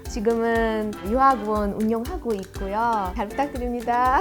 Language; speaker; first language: Korean; non-native, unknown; Uzbek